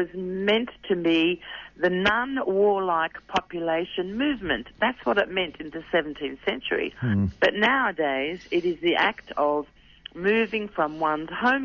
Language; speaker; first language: English; native; English